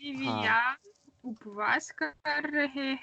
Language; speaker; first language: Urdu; non-native, learner; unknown